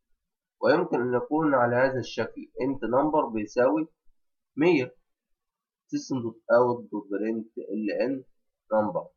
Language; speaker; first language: Arabic; native; Arabic